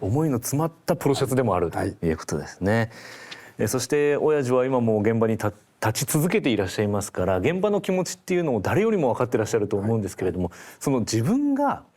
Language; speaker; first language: Japanese; native; Japanese